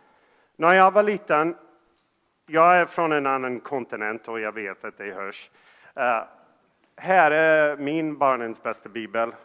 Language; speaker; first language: Swedish; non-native, fluent; English